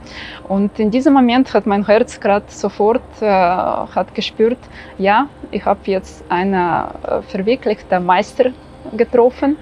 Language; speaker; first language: German; non-native, fluent; Russian